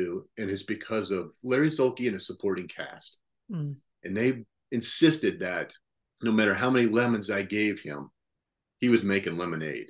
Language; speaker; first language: English; native; English